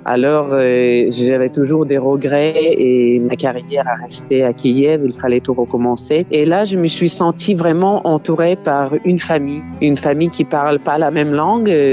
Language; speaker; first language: French; non-native, fluent; Ukrainian